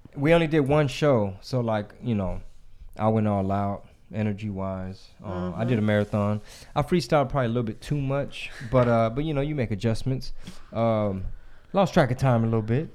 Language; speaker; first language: English; early bilingual, other home language; Spanish